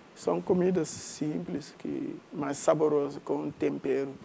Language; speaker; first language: Portuguese; non-native, fluent; Wolof